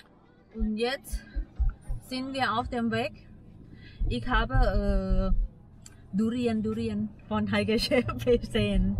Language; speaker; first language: German; non-native, learner; Thai